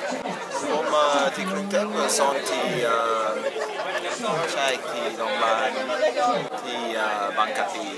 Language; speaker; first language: Thai; non-native, fluent; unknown